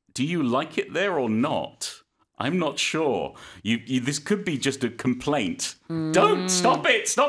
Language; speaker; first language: English; native; English